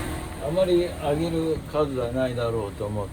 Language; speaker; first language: Japanese; native; Japanese